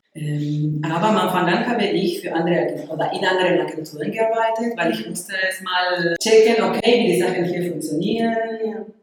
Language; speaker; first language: German; non-native, fluent; Spanish